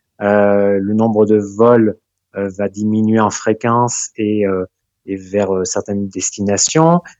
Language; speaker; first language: French; native; French